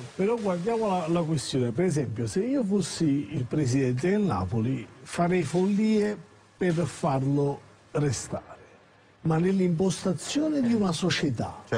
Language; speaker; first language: Italian; native; Italian